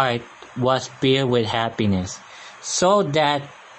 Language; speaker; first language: English; non-native, local second language; Filipino